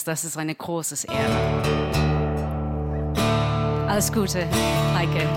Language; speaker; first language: German; non-native, learner; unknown